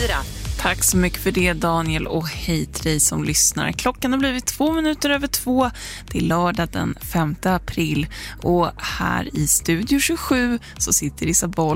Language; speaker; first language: Swedish; native; Swedish